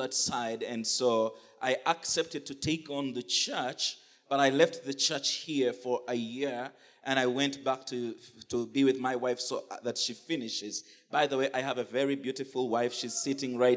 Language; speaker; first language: English; non-native, local second language; Ganda